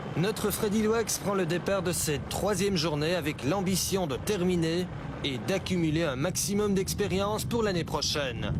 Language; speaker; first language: French; native; French